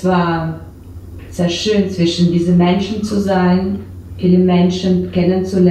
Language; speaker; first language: German; non-native, learner; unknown